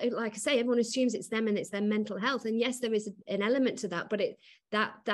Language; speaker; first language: English; native; English